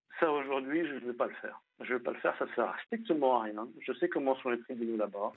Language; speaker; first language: French; native; French